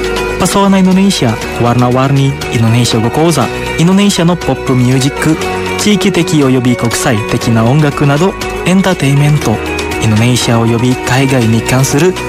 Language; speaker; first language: Japanese; non-native, fluent; Indonesian